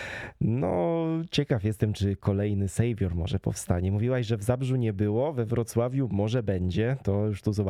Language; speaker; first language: Polish; native; Polish